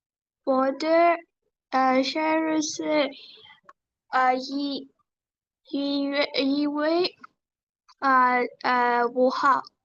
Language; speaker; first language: Chinese; non-native, learner; Burmese